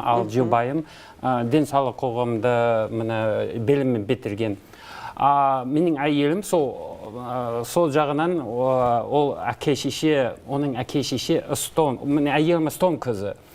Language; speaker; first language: Kazakh; non-native, learner; English